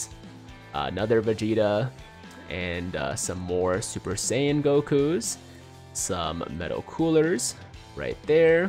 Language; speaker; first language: English; native; English